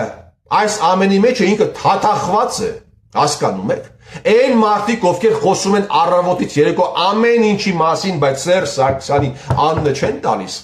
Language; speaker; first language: Armenian; native; Armenian